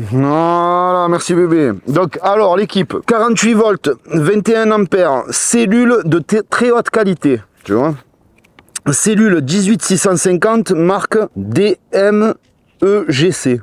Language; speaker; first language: French; native; French